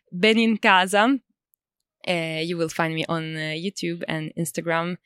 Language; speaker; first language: English; non-native, fluent; Italian